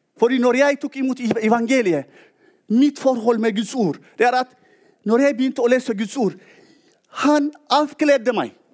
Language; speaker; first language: Norwegian; non-native, fluent; Tigrinya